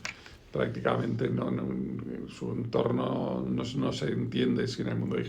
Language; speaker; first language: Spanish; native; Spanish